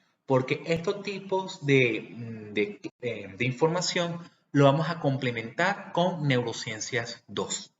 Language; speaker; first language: Spanish; native; Spanish